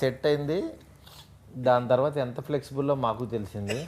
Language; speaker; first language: Telugu; native; Telugu